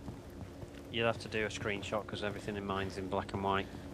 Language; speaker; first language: English; native; English